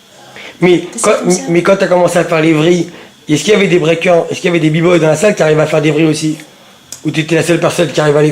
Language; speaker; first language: French; native; French